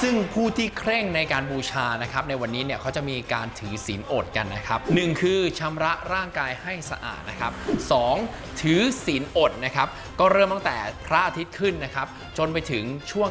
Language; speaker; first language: Thai; native; Thai